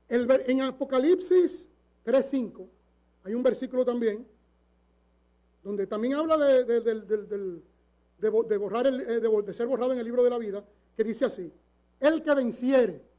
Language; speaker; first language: Spanish; native; Spanish